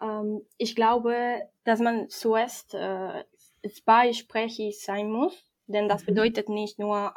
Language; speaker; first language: German; non-native, fluent; Spanish